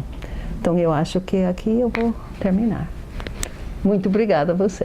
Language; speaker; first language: Portuguese; non-native, fluent; English